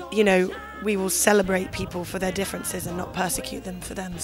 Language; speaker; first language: English; native; English